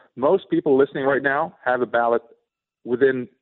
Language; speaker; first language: English; non-native, fluent; Swedish